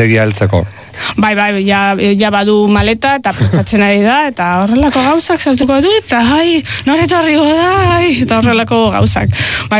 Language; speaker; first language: Basque; non-native, local second language; Spanish